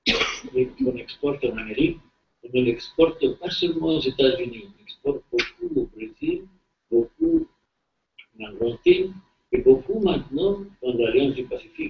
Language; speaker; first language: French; non-native, fluent; Spanish